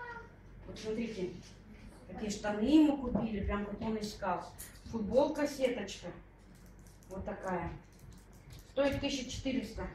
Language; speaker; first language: Russian; native; Russian